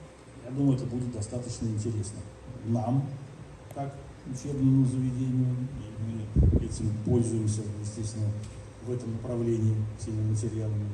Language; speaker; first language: Russian; native; Russian